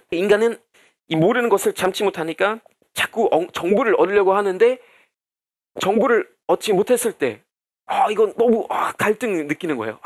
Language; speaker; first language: Korean; non-native, fluent; German